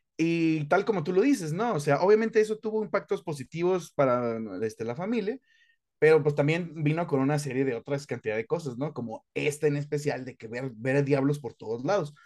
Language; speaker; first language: Spanish; native; Spanish